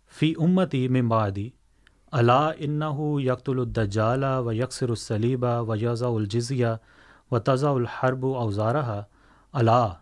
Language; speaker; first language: Urdu; native; Urdu